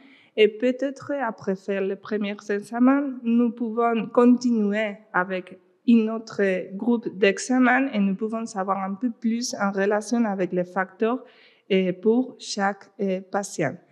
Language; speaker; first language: French; non-native, fluent; Spanish